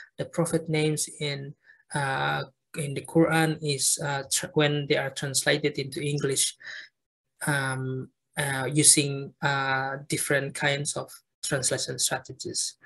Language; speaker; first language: English; non-native, fluent; Indonesian